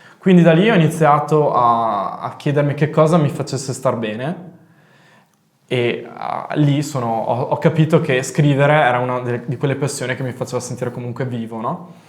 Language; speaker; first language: Italian; native; Italian